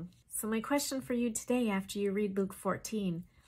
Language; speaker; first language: English; native; English